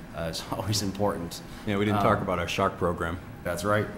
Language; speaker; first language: English; native; English